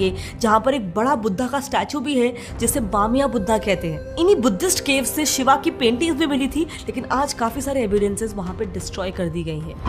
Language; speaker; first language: Hindi; native; Hindi